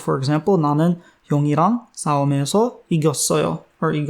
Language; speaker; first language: Korean; non-native, fluent; English